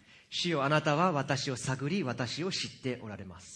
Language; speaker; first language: Japanese; native; Japanese